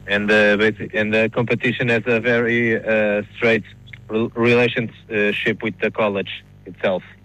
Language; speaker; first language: English; non-native, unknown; Portuguese